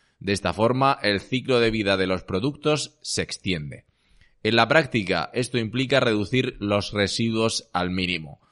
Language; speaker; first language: Spanish; native; Spanish